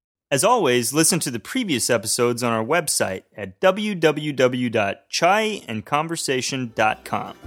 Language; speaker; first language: English; native; English